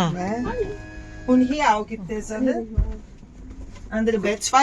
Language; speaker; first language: German; non-native, learner; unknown